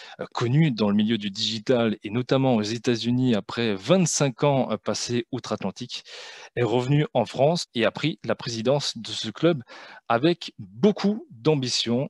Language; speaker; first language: French; native; French